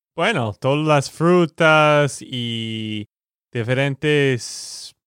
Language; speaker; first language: Spanish; non-native, fluent; English